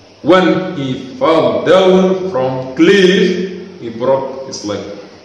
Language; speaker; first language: English; non-native, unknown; Arabic